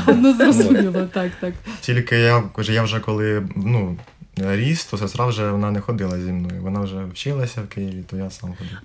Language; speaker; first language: Ukrainian; native; Ukrainian